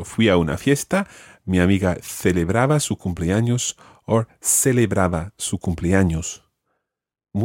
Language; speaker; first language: Spanish; non-native, fluent; English